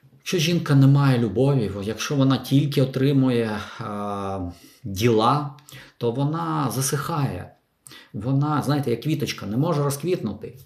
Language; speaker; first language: Ukrainian; non-native, local second language; Russian